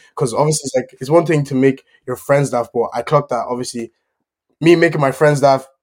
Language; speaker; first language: English; native; English